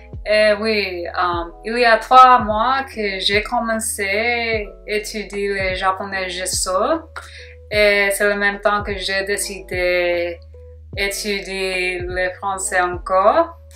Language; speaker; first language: French; non-native, learner; English